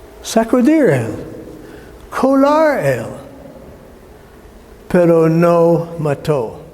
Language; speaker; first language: Spanish; non-native, learner; English